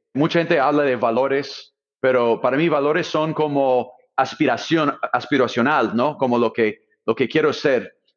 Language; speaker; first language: Spanish; non-native, fluent; English